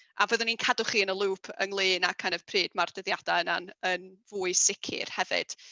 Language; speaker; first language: Welsh; native; Welsh